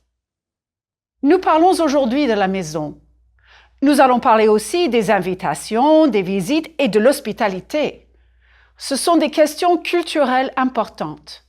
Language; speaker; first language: French; native; French